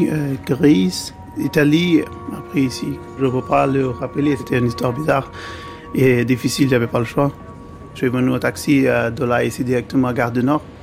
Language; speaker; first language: French; non-native, learner; Bangla